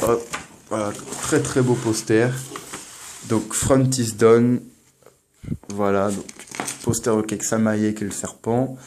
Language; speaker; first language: French; native; French